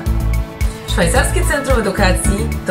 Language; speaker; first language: Polish; non-native, fluent; Ukrainian